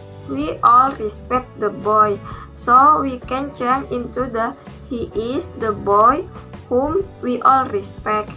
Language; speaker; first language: English; non-native, learner; Indonesian